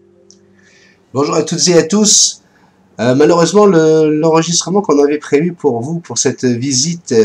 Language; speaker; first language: French; native; French